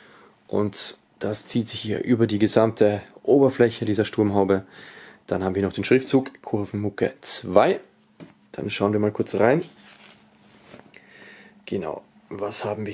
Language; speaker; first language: German; native; German